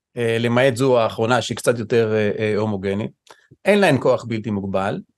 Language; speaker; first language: Hebrew; native; Hebrew